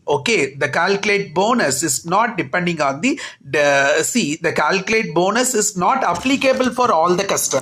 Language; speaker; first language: English; non-native, local second language; Tamil